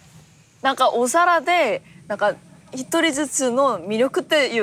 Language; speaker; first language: Japanese; non-native, learner; Korean